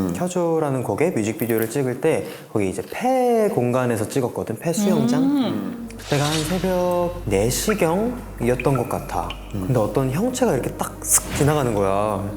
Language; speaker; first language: Korean; native; Korean